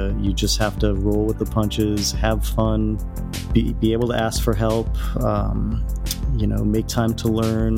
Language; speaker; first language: English; native; English